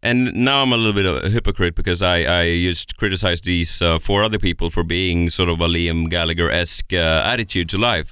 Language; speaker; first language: English; non-native, fluent; Swedish